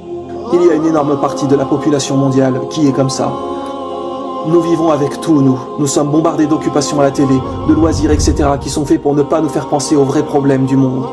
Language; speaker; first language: French; native; French